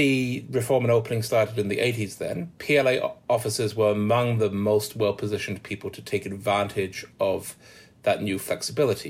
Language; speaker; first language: English; native; English